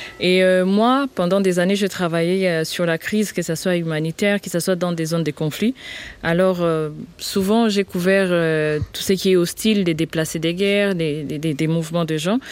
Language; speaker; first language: French; non-native, local second language; Swahili